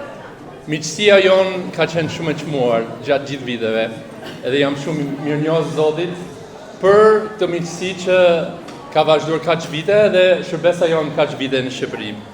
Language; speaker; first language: Albanian; non-native, fluent; English